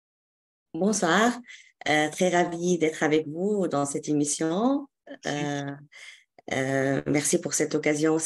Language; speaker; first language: French; non-native, local second language; Arabic